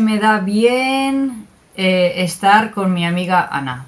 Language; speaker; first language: Spanish; native; Spanish